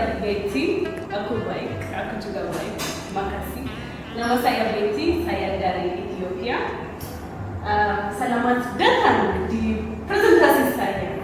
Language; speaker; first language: Indonesian; non-native, learner; Amharic